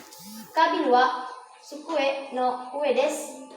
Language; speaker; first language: Japanese; non-native, learner; Indonesian